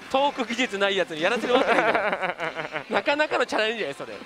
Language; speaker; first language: Japanese; native; Japanese